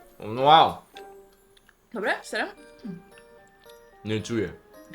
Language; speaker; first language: Polish; non-native, learner; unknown